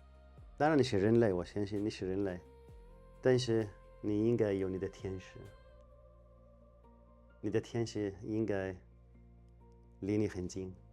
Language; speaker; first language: Chinese; non-native, fluent; Arabic